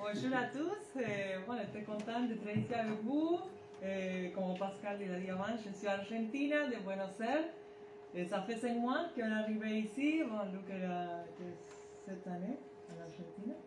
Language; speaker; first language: French; non-native, learner; Spanish